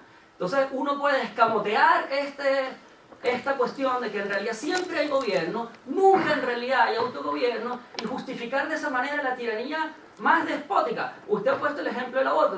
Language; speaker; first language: Spanish; native; Spanish